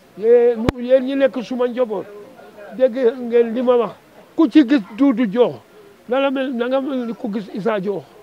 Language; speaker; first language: Wolof; non-native, local second language; Serer